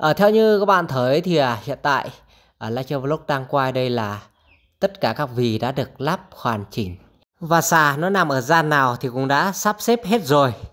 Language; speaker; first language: Vietnamese; non-native, local second language; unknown